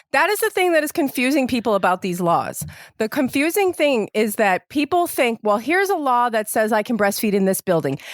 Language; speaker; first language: English; native; English